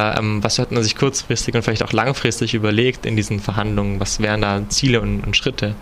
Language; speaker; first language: German; native; German